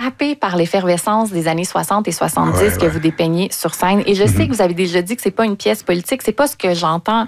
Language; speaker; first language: French; native; French